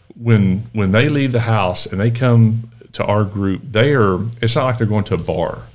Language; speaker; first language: English; native; English